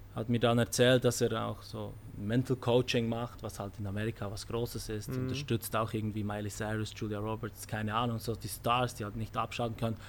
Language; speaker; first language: German; native; German